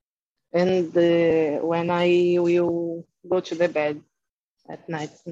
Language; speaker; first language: English; non-native, learner; Portuguese